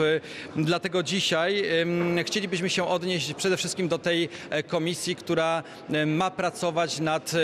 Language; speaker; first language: Polish; native; Polish